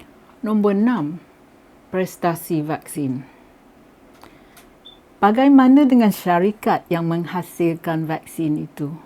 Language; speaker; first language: Malay; native; Malay